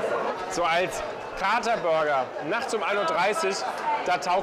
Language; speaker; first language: German; native; German